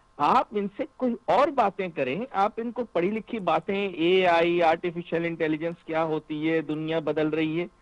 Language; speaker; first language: Urdu; native; Urdu